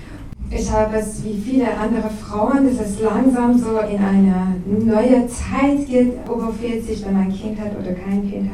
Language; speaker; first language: German; non-native, learner; Persian